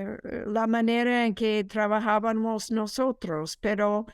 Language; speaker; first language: Spanish; non-native, fluent; English